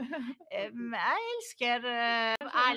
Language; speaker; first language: Norwegian; non-native, learner; Persian